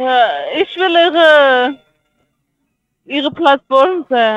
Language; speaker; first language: German; non-native, learner; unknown